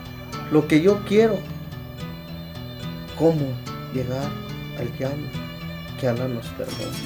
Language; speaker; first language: Spanish; non-native, local second language; Tzotzil